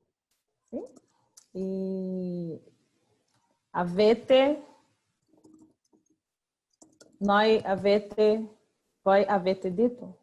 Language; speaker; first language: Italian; non-native, learner; Portuguese